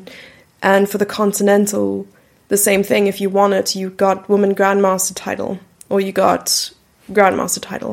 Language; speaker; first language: English; native; English